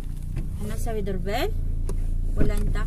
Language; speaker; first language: Arabic; non-native, learner; Filipino